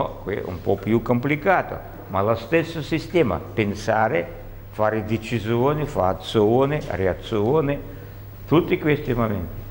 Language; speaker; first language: Italian; non-native, learner; Russian